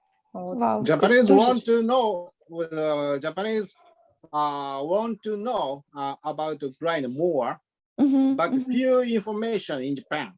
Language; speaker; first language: English; non-native, learner; Japanese